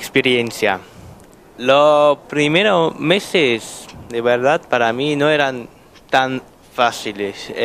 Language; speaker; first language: Spanish; non-native, fluent; German